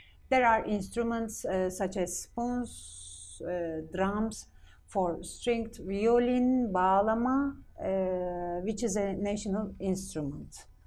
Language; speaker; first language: English; non-native, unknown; Turkish